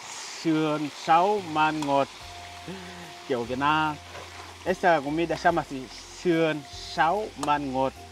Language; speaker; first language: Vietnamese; non-native, fluent; Portuguese